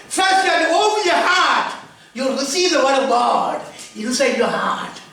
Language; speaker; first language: English; non-native, local second language; Tamil